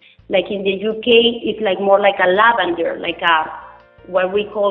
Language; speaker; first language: English; non-native, fluent; Spanish